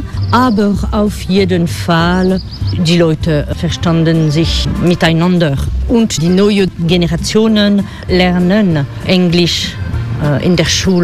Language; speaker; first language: German; non-native, learner; French